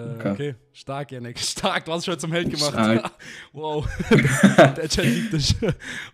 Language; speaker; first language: German; native; German